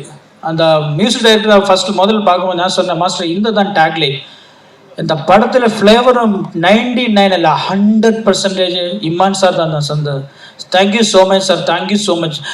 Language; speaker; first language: Tamil; non-native, learner; Malayalam